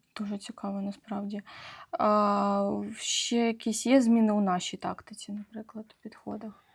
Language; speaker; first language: Ukrainian; native; Ukrainian